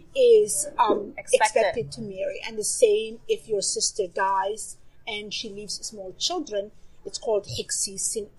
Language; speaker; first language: English; non-native, fluent; Somali